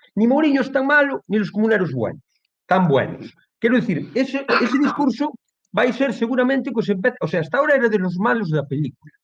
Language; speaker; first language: Spanish; non-native, local second language; Galician